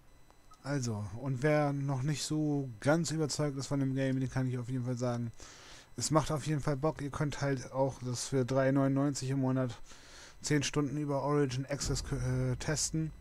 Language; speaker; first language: German; native; German